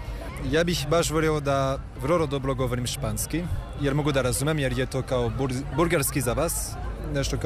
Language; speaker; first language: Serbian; non-native, fluent; French